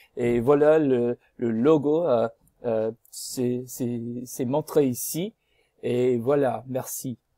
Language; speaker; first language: French; non-native, learner; English